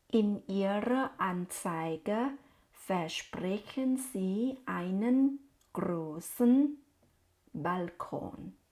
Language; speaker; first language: German; non-native, fluent; Thai